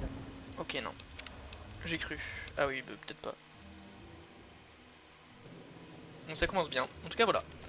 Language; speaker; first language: French; native; French